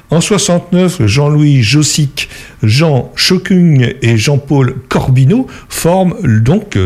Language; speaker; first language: French; native; French